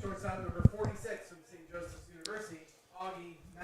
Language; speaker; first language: English; native; English